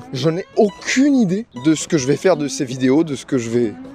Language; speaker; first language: French; native; French